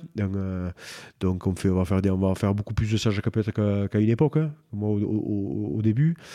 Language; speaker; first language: French; native; French